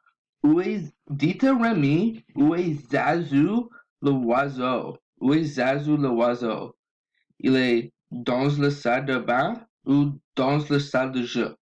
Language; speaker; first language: French; non-native, learner; English